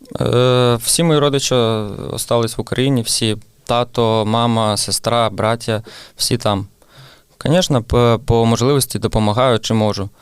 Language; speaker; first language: Ukrainian; non-native, local second language; Russian